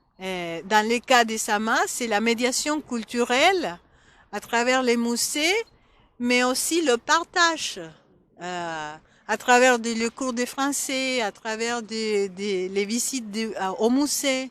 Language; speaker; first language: French; non-native, fluent; Spanish